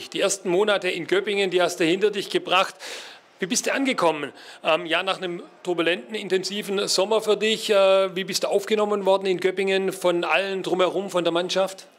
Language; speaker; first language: German; native; German